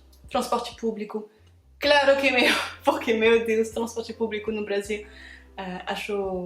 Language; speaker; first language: Portuguese; non-native, fluent; French